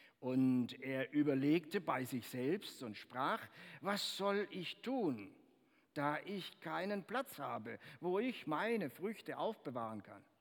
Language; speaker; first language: German; native; German